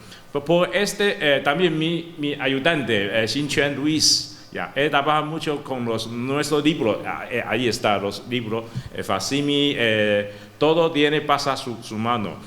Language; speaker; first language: Spanish; non-native, learner; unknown